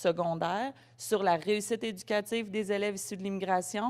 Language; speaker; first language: French; native; French